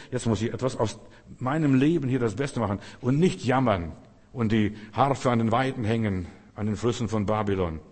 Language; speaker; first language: German; early bilingual, other home language; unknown